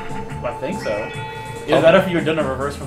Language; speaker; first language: English; native; English